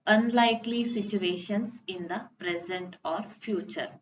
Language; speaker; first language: English; non-native, local second language; Kannada